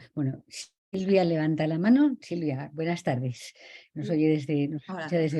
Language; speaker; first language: Spanish; native; Spanish